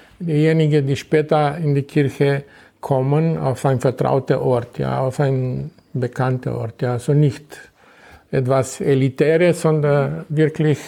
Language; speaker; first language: German; non-native, fluent; Romanian